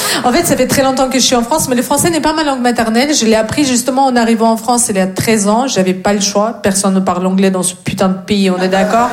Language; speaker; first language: French; non-native, fluent; Russian